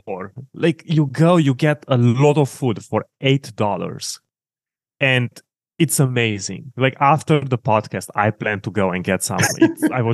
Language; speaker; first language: English; non-native, fluent; Romanian